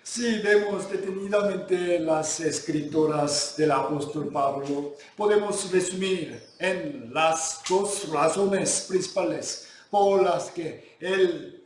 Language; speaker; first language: Spanish; non-native, fluent; Korean